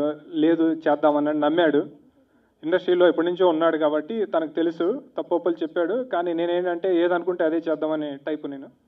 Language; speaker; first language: Telugu; native; Telugu